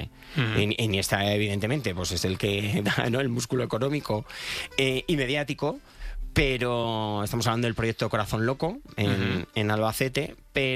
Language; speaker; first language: Spanish; native; Spanish